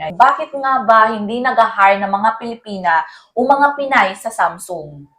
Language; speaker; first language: Filipino; native; Filipino